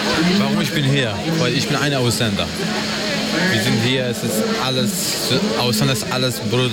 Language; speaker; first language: German; non-native, learner; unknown